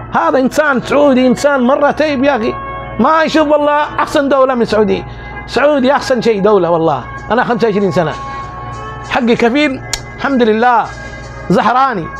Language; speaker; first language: Arabic; non-native, learner; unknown